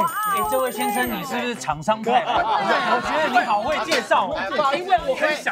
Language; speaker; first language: Chinese; native; Chinese